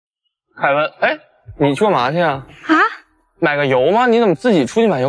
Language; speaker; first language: Chinese; native; Chinese